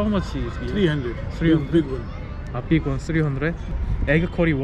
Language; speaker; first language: English; non-native, learner; Korean